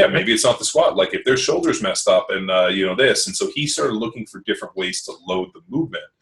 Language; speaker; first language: English; native; English